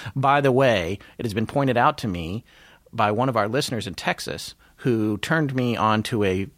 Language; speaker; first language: English; native; English